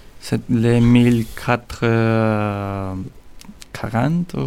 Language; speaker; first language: French; non-native, learner; Spanish